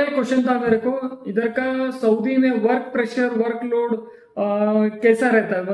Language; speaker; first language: Hindi; non-native, local second language; Kannada